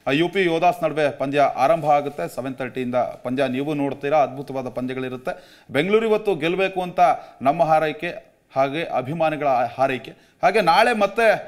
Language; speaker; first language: Kannada; native; Kannada